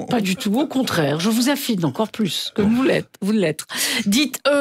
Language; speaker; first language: French; native; French